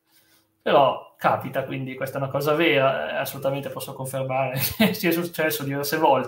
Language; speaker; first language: Italian; native; Italian